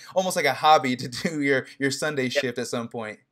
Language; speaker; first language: English; native; English